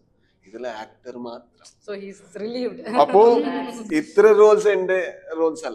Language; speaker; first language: Malayalam; non-native, learner; Kannada